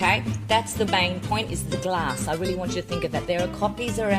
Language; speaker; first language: English; native; English